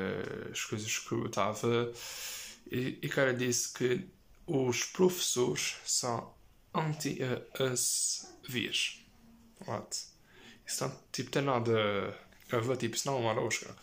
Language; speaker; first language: Portuguese; early bilingual, heritage; Portuguese